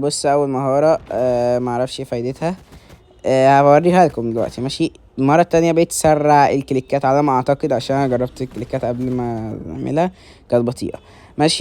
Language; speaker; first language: Arabic; native; Arabic